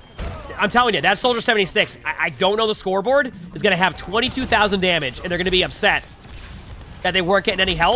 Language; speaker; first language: English; native; English